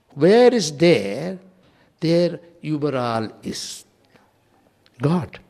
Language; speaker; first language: German; non-native, fluent; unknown